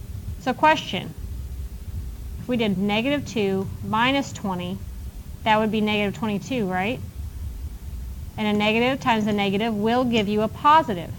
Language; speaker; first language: English; native; English